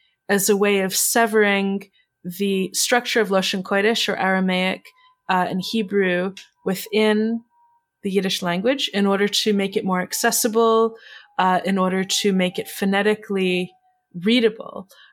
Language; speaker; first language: English; native; English